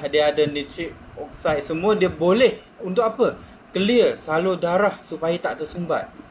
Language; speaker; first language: Malay; non-native, local second language; Chinese